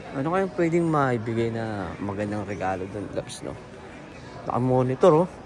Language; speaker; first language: Filipino; native; Filipino